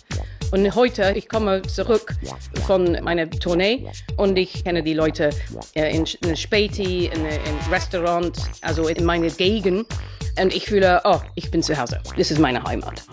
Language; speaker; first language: German; non-native, fluent; English